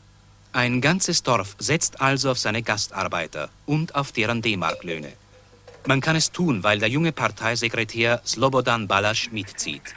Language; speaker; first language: German; native; German